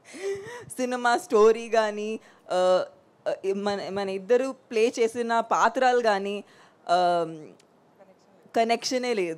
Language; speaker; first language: Telugu; non-native, fluent; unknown